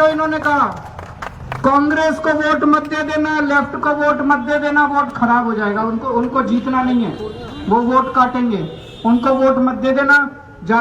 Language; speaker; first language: Hindi; native; Hindi